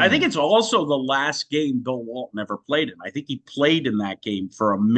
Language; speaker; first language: English; native; English